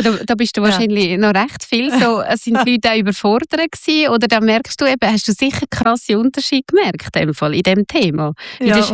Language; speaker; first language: German; native; German